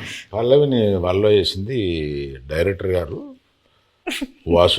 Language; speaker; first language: Telugu; native; Telugu